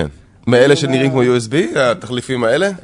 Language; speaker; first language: Hebrew; native; Hebrew